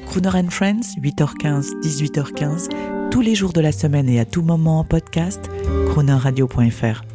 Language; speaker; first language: French; native; French